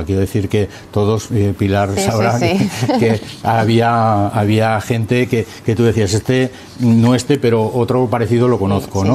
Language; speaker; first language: Spanish; native; Spanish